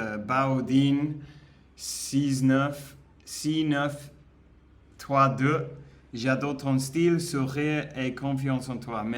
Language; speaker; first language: French; non-native, learner; English